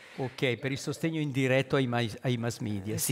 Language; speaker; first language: Italian; non-native, local second language; German